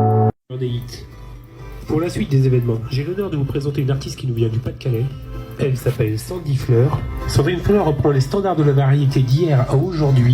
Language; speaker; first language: French; native; French